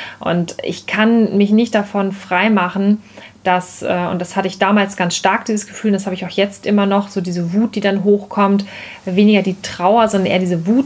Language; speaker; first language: German; native; German